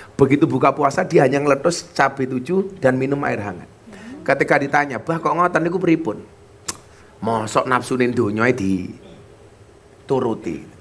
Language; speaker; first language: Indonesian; non-native, local second language; Javanese